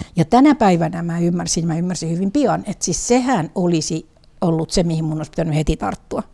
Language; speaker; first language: Finnish; native; Finnish